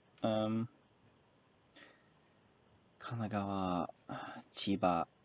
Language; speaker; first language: Japanese; non-native, learner; English